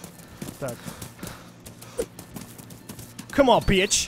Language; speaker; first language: English; non-native, learner; Russian